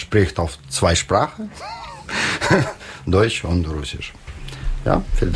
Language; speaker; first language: German; non-native, learner; Russian